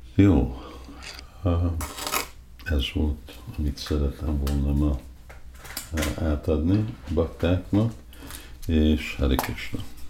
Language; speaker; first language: Hungarian; early bilingual, heritage; Hungarian